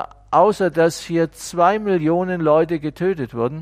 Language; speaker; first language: German; native; German